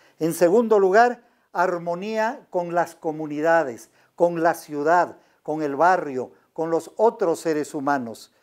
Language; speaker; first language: Spanish; native; Spanish